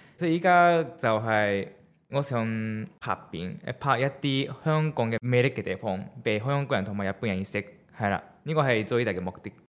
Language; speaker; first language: Cantonese; non-native, fluent; Japanese